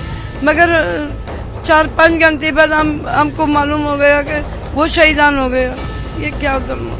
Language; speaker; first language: Hindi; non-native, learner; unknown